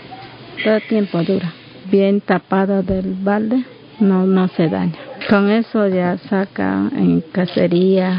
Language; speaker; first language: Spanish; non-native, local second language; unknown